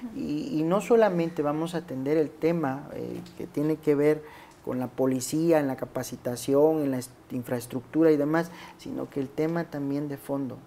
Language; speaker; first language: Spanish; native; Spanish